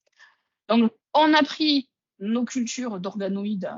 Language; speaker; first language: French; native; French